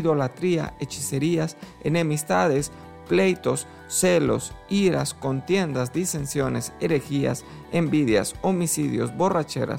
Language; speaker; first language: Spanish; native; Spanish